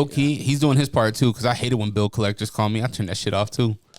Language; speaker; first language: English; native; English